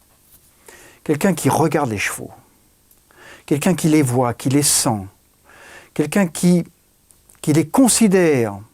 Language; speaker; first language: French; native; French